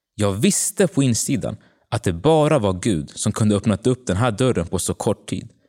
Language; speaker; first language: Swedish; early bilingual, other home language; Tigrinya